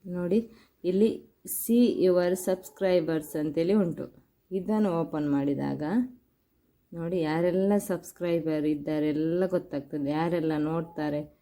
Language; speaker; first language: Kannada; non-native, local second language; Tulu